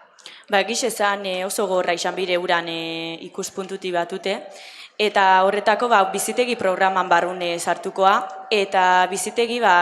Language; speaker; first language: Basque; native; Basque